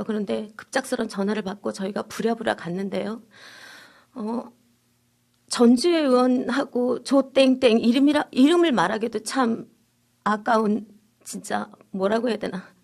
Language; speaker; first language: Korean; native; Korean